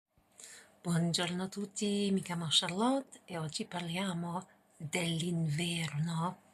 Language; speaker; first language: Italian; non-native, fluent; English